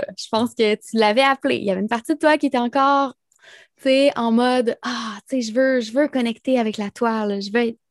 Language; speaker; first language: French; native; French